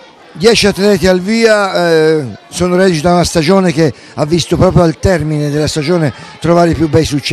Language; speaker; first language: Italian; native; Italian